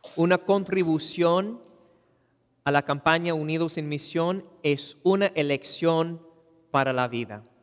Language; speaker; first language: Spanish; non-native, fluent; English